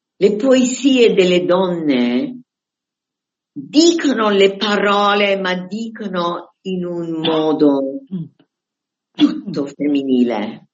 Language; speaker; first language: Italian; non-native, fluent; German